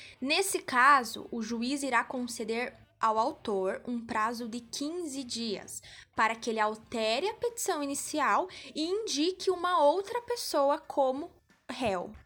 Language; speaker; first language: Portuguese; native; Portuguese